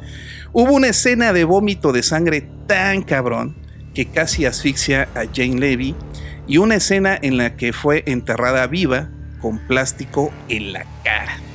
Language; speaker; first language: Spanish; native; Spanish